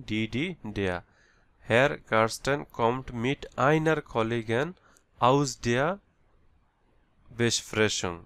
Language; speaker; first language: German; non-native, learner; Bangla